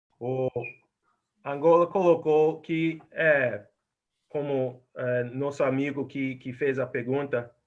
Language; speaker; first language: Portuguese; non-native, fluent; English